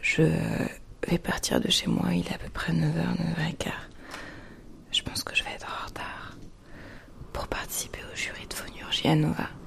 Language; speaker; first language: French; native; French